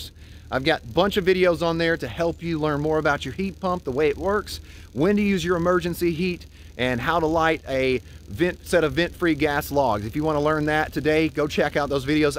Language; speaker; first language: English; native; English